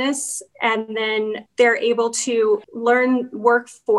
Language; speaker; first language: English; native; English